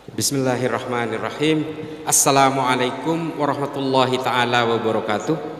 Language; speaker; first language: Indonesian; non-native, local second language; Madurese